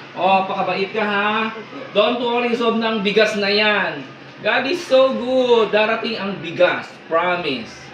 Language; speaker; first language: Filipino; native; Filipino